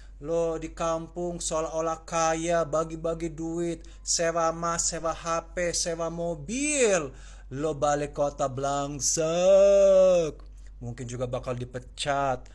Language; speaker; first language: Indonesian; native; Indonesian